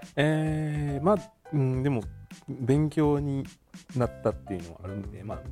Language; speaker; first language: Japanese; non-native, fluent; French